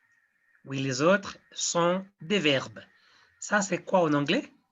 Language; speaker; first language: French; non-native, fluent; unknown